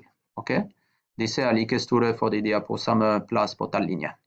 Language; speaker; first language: Norwegian; non-native, fluent; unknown